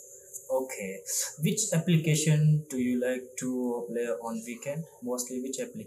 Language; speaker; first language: English; non-native, learner; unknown